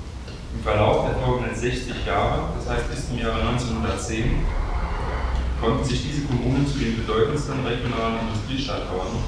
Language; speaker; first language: German; native; German